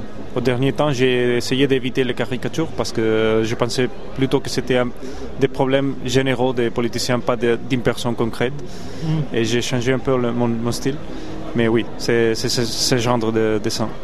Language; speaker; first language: French; non-native, fluent; Spanish